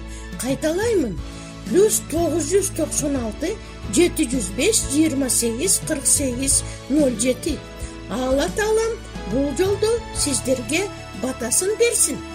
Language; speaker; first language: Kyrgyz; native; Kyrgyz